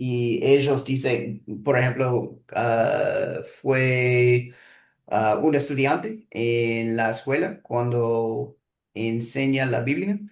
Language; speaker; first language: Spanish; non-native, learner; English